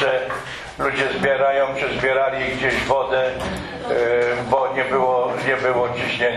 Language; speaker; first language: Polish; native; Polish